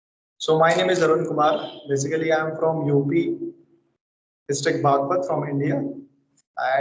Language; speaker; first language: English; non-native, local second language; Hindi